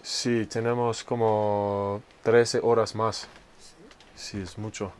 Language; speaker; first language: Spanish; non-native, learner; English